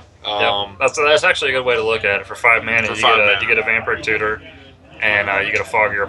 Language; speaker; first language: English; native; English